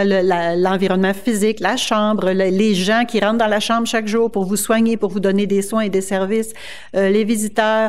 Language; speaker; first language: French; native; French